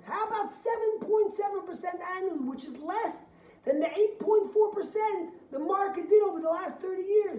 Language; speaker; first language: English; native; English